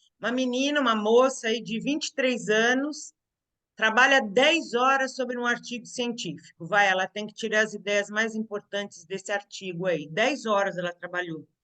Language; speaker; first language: Portuguese; native; Portuguese